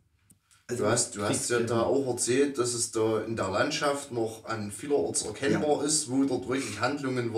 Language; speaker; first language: German; native; German